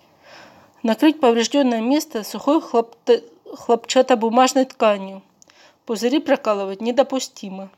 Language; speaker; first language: Russian; native; Russian